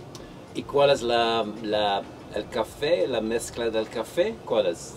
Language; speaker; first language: Spanish; non-native, fluent; Dutch